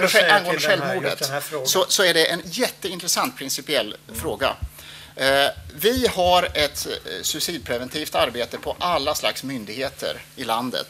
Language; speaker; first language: Swedish; native; Swedish